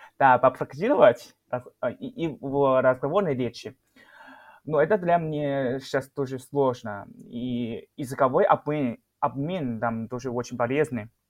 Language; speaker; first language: Russian; non-native, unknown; Chinese